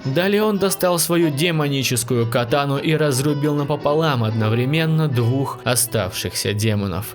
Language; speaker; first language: Russian; native; Russian